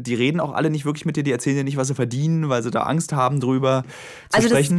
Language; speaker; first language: German; native; German